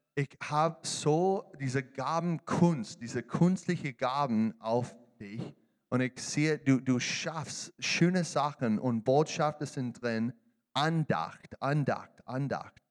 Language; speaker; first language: German; non-native, learner; English